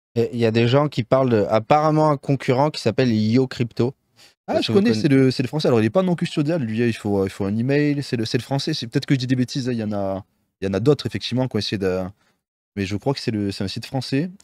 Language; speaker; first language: French; native; French